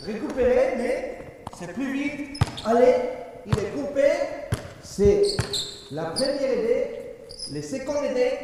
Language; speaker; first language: French; non-native, learner; Spanish